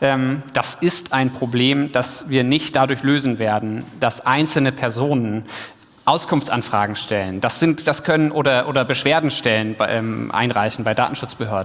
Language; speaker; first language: German; native; German